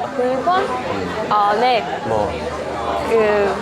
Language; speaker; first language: Korean; non-native, learner; Vietnamese